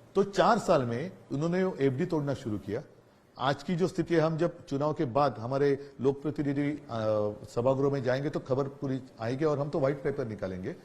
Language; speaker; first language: Hindi; non-native, local second language; Marathi